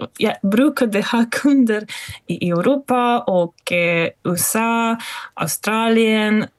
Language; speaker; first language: Swedish; non-native, fluent; Russian